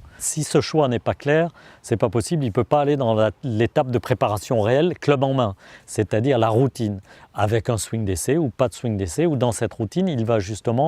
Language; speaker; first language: French; native; French